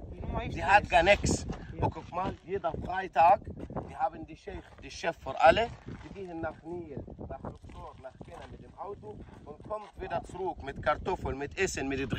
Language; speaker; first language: German; non-native, learner; Arabic